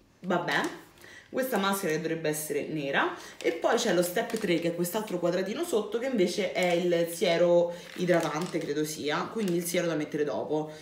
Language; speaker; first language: Italian; native; Italian